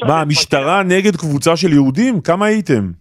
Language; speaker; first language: Hebrew; native; Hebrew